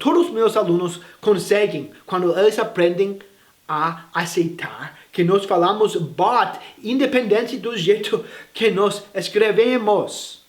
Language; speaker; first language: Portuguese; non-native, fluent; English